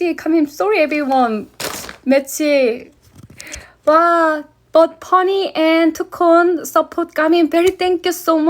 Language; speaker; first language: English; non-native, learner; Korean